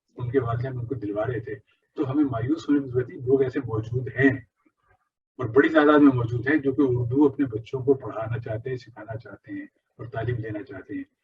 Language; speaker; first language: Urdu; native; Urdu